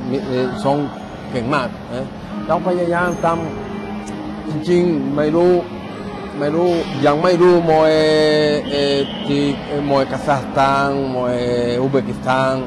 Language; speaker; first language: Thai; non-native, learner; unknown